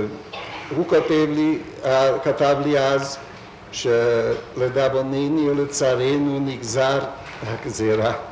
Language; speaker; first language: Hebrew; non-native, fluent; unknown